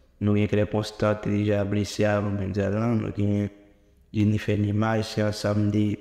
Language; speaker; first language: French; non-native, local second language; Haitian Creole